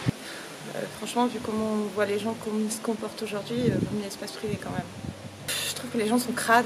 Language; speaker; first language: French; native; French